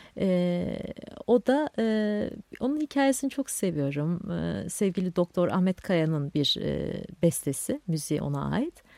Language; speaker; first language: Turkish; non-native, local second language; Kurdish